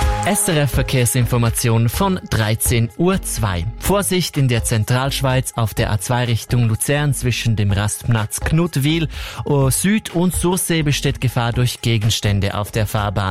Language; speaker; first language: German; native; German